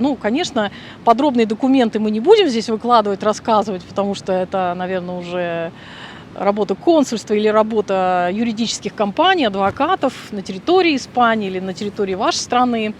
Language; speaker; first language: Russian; native; Russian